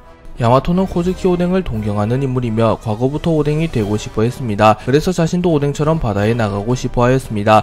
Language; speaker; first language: Korean; native; Korean